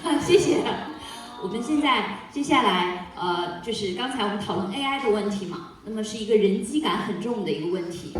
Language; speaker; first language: Chinese; native; Chinese